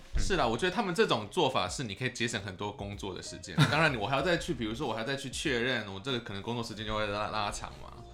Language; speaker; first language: Chinese; native; Chinese